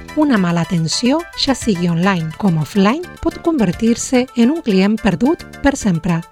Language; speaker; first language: Catalan; non-native, fluent; Spanish